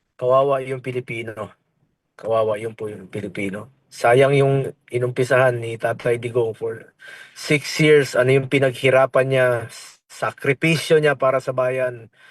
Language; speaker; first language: Filipino; non-native, local second language; Cebuano